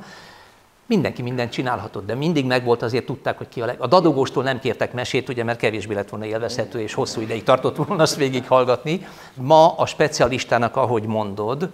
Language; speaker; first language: Hungarian; native; Hungarian